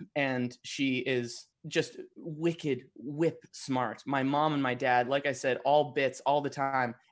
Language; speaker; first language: English; native; English